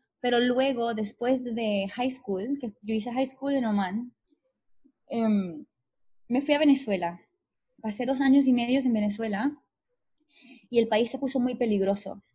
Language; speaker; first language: Spanish; native; Spanish